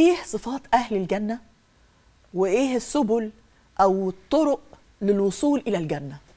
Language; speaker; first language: Egyptian Arabic; native; Egyptian Arabic